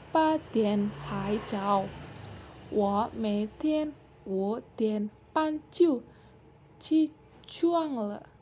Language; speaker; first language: Chinese; non-native, learner; Indonesian